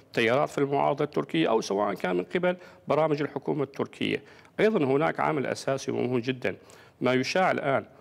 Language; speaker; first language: Arabic; native; Arabic